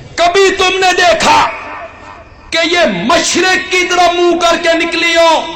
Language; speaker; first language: Urdu; non-native, local second language; Punjabi